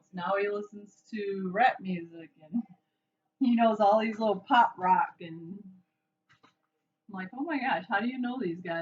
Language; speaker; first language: English; native; English